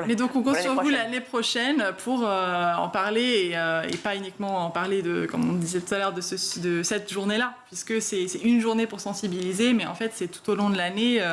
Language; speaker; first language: French; native; French